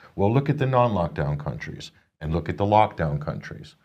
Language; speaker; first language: English; native; English